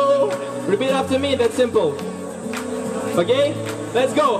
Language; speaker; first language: English; non-native, learner; Ukrainian